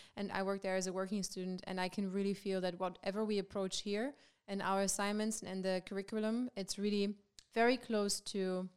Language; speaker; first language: English; non-native, fluent; German